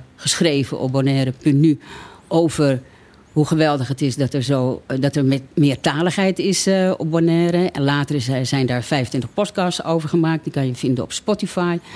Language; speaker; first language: Dutch; native; Dutch